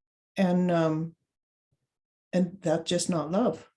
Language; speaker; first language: English; native; English